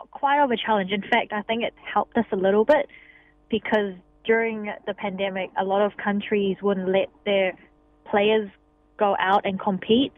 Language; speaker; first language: English; non-native, local second language; Cantonese